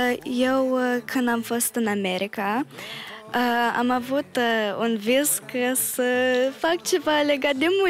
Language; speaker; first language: Romanian; early bilingual, heritage; Romanian